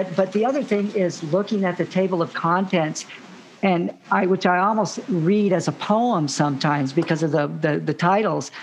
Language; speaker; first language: English; native; English